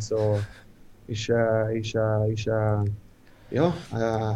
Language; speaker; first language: German; non-native, local second language; Italian